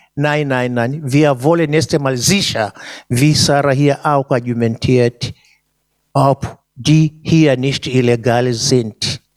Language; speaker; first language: German; non-native, fluent; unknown